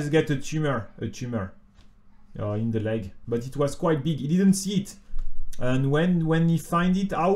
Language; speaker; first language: English; non-native, fluent; French